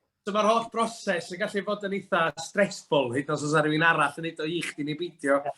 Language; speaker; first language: Welsh; native; Welsh